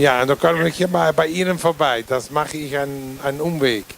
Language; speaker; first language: German; non-native, fluent; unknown